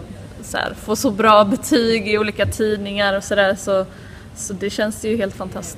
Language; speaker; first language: Swedish; native; Swedish